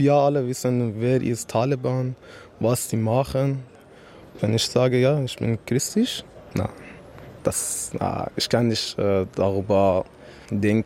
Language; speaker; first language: German; non-native, learner; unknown